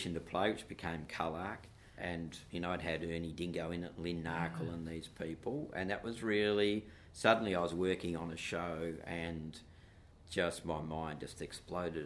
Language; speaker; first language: English; native; English